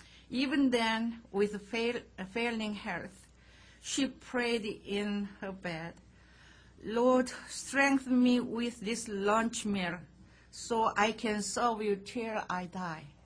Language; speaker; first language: English; non-native, fluent; Korean